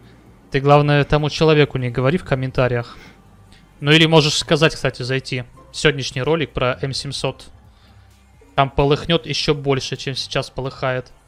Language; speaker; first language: Russian; native; Russian